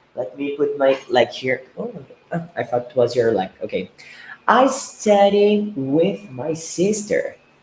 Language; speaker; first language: English; non-native, fluent; Portuguese